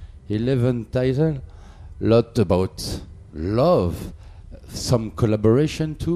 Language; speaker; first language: English; non-native, learner; French